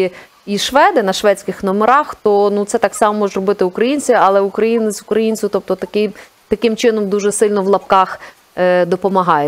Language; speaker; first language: Ukrainian; native; Ukrainian